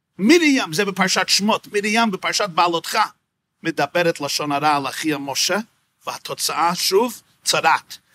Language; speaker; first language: Hebrew; non-native, fluent; English